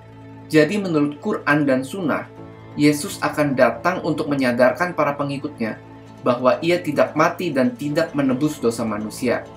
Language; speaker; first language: Indonesian; native; Indonesian